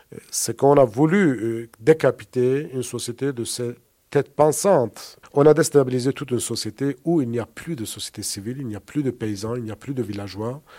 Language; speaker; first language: French; non-native, fluent; Kurdish